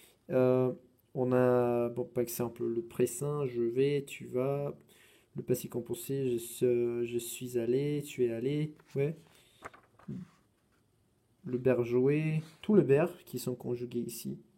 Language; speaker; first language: French; non-native, fluent; Spanish